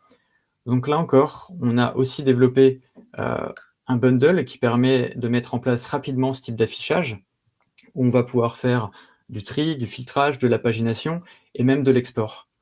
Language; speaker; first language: French; native; French